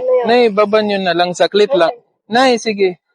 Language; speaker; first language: Filipino; non-native, learner; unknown